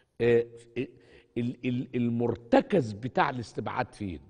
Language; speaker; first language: Arabic; native; Arabic